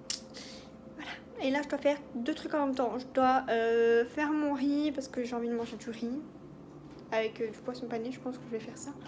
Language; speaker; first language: French; native; French